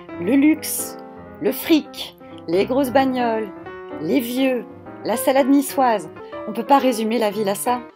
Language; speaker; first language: French; native; French